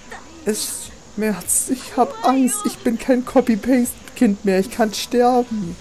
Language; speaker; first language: German; native; German